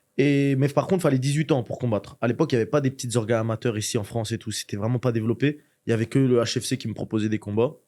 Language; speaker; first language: French; early bilingual, other home language; Chechen